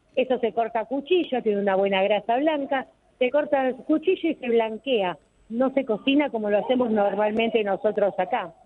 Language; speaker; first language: Spanish; native; Spanish